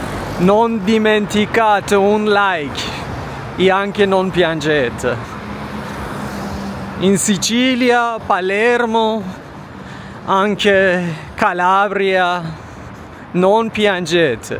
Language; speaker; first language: Italian; non-native, fluent; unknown